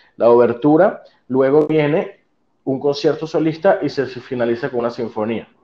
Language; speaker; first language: Spanish; native; Spanish